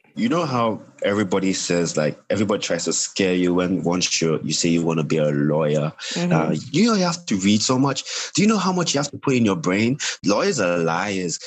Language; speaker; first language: English; non-native, local second language; Yoruba